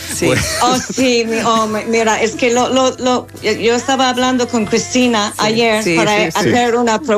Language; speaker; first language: Spanish; non-native, learner; English